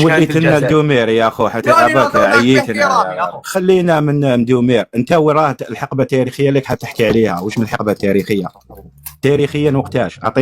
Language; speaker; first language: Arabic; native; Arabic